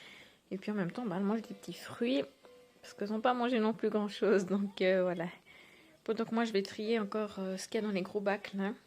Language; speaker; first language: French; native; French